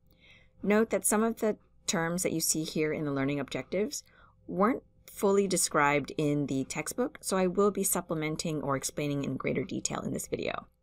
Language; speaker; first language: English; native; English